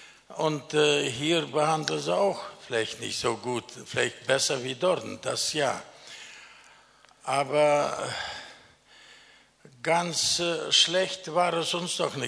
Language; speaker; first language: German; early bilingual, other home language; Russian